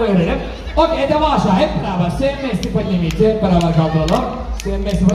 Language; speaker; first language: Russian; non-native, learner; Turkish